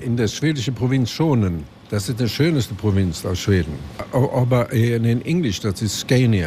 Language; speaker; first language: German; non-native, learner; Swedish